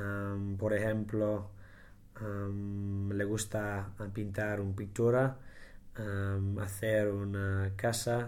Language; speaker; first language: Spanish; non-native, learner; English